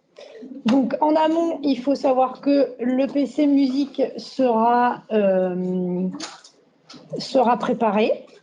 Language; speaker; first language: French; native; French